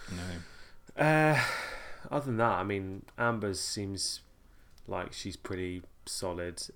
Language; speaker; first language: English; native; English